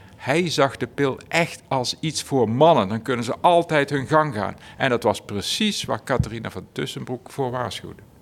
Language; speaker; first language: Dutch; native; Dutch